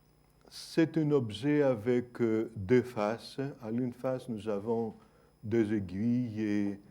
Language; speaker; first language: French; non-native, fluent; Greek